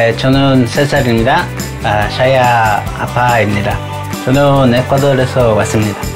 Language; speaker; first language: Korean; non-native, learner; Spanish